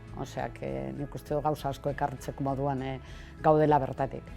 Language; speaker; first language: Basque; native; Basque